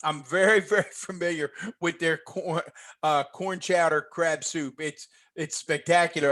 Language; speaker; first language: English; native; English